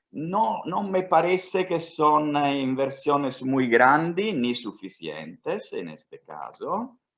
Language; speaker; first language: Spanish; non-native, fluent; Italian